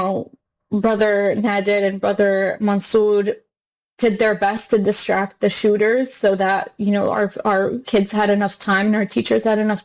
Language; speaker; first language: English; native; English